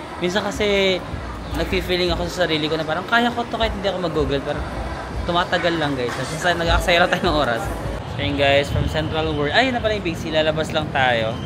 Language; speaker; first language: Filipino; native; Filipino